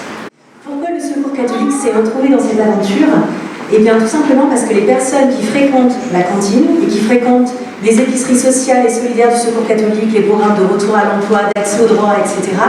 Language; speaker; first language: French; native; French